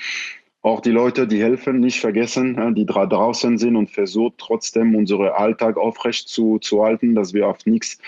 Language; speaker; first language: German; non-native, fluent; French